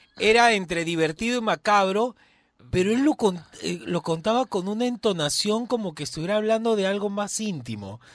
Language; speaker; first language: Spanish; native; Spanish